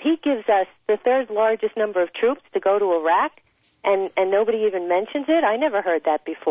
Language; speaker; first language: English; native; English